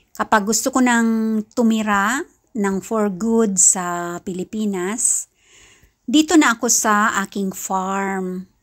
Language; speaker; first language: Filipino; non-native, local second language; Kinaray-a